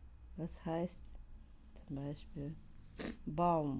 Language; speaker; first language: German; non-native, learner; Russian